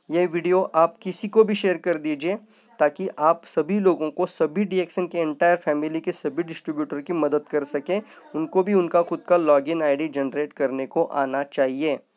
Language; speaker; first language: Hindi; non-native, local second language; Marathi